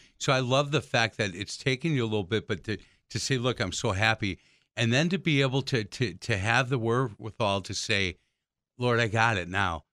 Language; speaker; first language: English; native; English